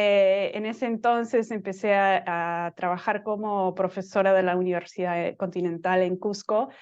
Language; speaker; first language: Spanish; non-native, fluent; English